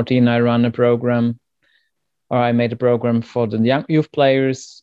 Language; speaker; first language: English; non-native, fluent; German